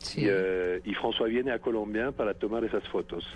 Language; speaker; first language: Spanish; non-native, fluent; French